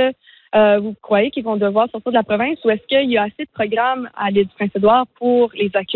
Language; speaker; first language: French; native; French